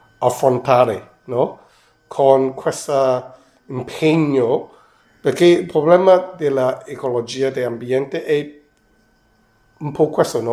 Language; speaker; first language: Italian; non-native, fluent; Cantonese